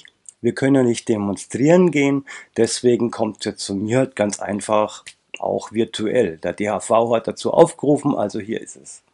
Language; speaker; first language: German; native; German